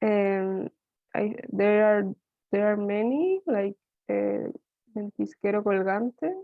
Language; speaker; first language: English; non-native, learner; Spanish